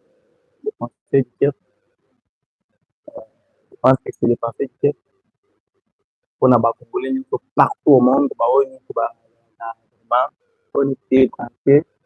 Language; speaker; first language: French; non-native, local second language; Lingala